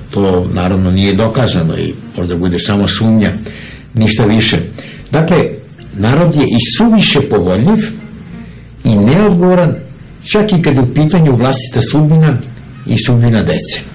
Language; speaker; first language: Serbian; native; Serbian